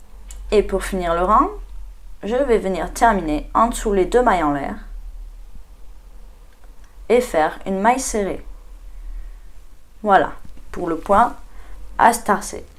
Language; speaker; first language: French; native; French